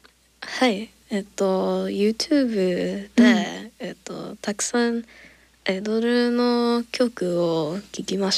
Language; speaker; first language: Japanese; non-native, learner; English